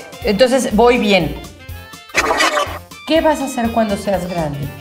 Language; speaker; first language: Spanish; native; Spanish